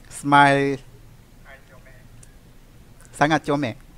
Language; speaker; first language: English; non-native, local second language; Malay